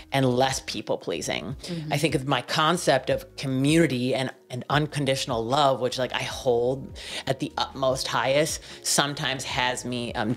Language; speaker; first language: English; native; English